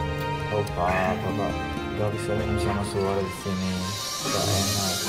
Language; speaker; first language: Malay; non-native, fluent; Turkish